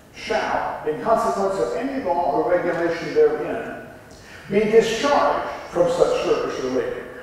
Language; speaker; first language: English; native; English